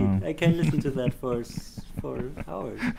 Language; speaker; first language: English; non-native, fluent; German